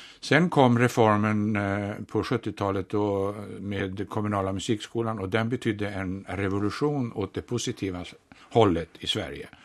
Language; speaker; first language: Swedish; native; Swedish